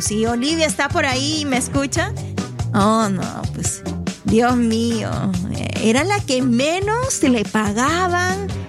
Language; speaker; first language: Spanish; native; Spanish